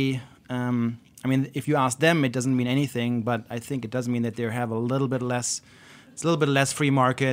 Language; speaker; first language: English; non-native, fluent; German